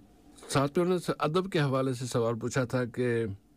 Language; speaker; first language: Hindi; native; Hindi